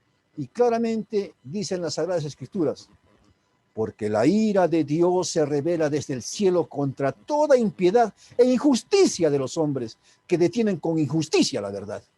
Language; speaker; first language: Spanish; native; Spanish